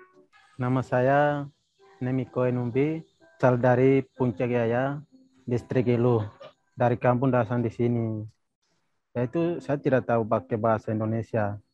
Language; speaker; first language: Indonesian; non-native, local second language; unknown